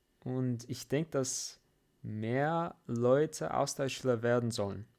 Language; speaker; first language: German; non-native, fluent; English